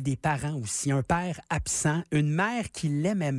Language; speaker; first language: French; native; French